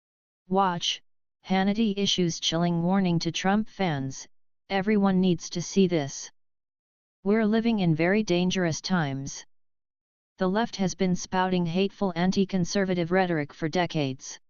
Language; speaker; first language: English; native; English